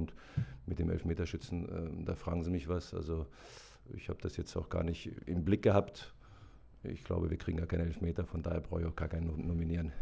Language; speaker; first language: German; native; German